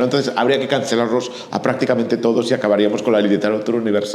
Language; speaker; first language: Spanish; native; Spanish